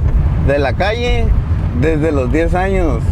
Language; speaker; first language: Spanish; native; Spanish